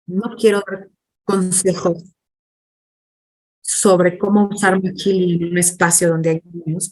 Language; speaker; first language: Spanish; non-native, fluent; English